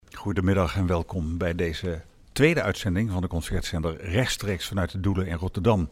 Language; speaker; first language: Dutch; native; Dutch